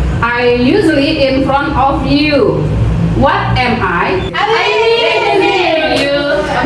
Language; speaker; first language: English; non-native, learner; Indonesian